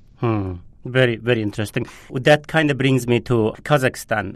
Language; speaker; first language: English; non-native, fluent; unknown